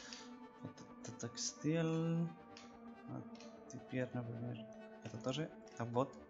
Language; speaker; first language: Russian; non-native, learner; Spanish